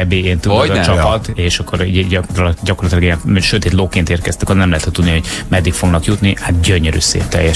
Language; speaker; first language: Hungarian; native; Hungarian